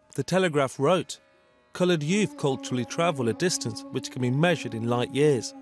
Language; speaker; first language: English; native; English